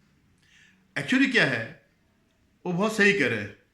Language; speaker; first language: Hindi; native; Hindi